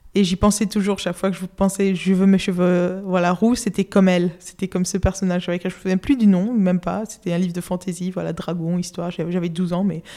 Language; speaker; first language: French; non-native, fluent; Spanish